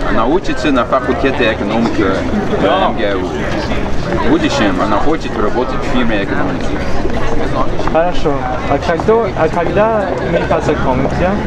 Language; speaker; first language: Russian; non-native, learner; English